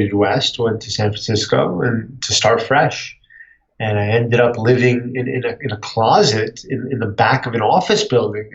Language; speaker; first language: English; native; English